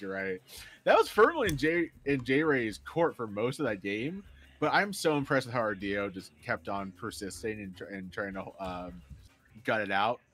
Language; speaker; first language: English; native; English